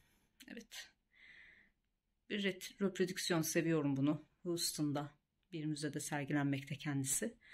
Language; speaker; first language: Turkish; native; Turkish